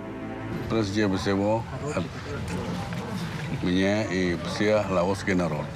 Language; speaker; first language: Russian; non-native, learner; Lao